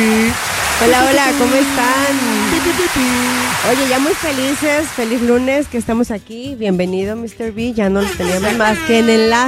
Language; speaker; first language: Spanish; native; Spanish